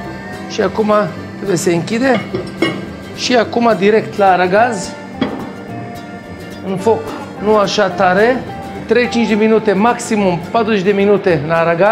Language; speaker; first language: Romanian; non-native, fluent; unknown